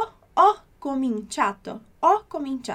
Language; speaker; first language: Italian; non-native, fluent; Portuguese